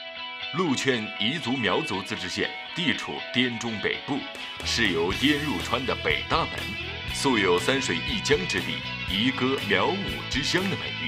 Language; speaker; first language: Chinese; native; Chinese